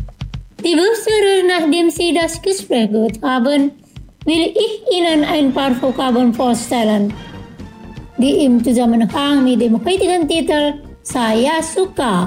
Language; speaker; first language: German; non-native, fluent; Indonesian